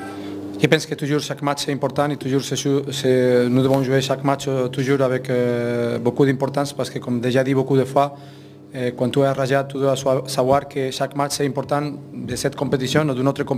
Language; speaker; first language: French; non-native, fluent; Spanish